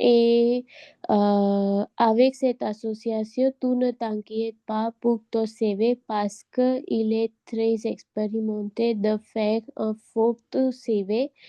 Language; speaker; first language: French; non-native, learner; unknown